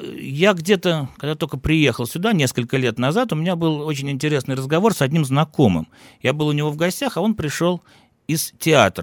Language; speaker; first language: Russian; native; Russian